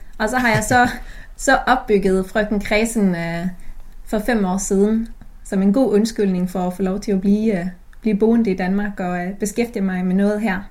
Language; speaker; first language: Danish; native; Danish